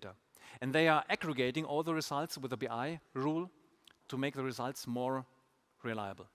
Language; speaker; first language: English; non-native, fluent; German